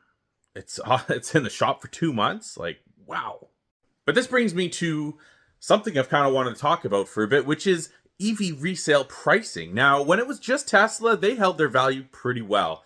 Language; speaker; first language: English; native; English